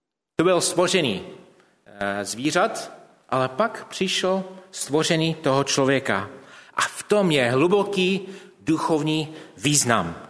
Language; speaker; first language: Czech; non-native, fluent; English